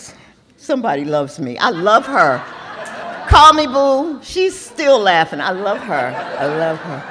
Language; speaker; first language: English; native; English